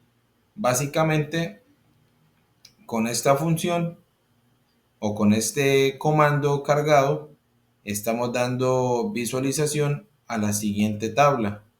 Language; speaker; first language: Spanish; native; Spanish